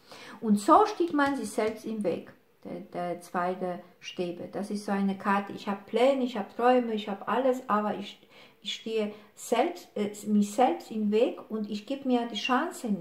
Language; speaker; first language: German; non-native, fluent; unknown